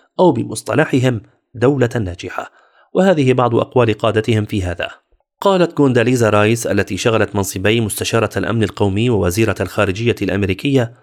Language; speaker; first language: Arabic; native; Arabic